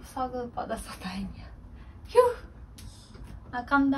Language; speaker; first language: Korean; non-native, learner; Ukrainian